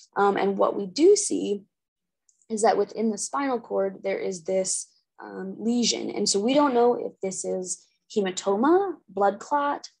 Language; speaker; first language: English; native; English